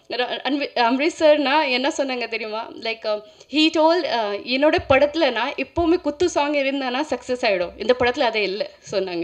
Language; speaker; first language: Tamil; non-native, learner; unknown